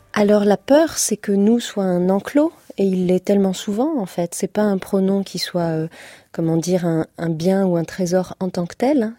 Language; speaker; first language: French; native; French